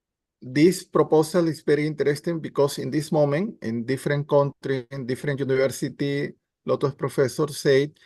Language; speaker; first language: English; non-native, learner; Spanish